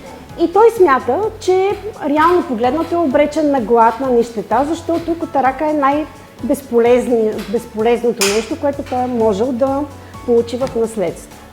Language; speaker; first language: Bulgarian; native; Bulgarian